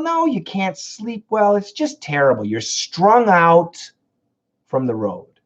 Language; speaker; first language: English; native; English